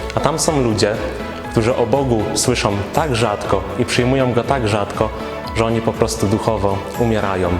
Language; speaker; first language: Polish; native; Polish